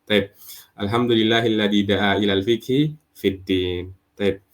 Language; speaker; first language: Arabic; non-native, learner; Indonesian